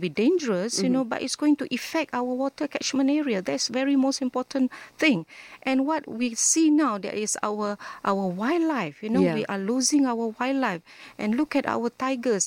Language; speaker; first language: English; non-native, local second language; Malay